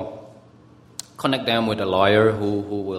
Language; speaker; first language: English; non-native, fluent; Burmese